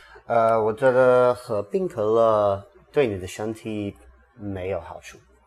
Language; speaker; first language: Chinese; non-native, learner; English